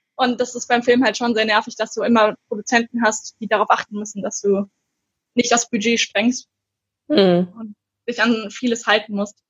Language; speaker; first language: German; native; German